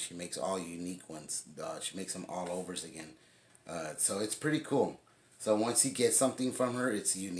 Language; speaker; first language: English; native; English